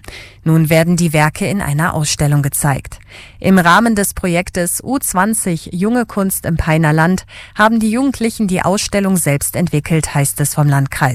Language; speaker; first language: German; native; German